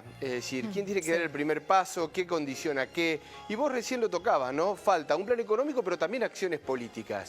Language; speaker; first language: Spanish; native; Spanish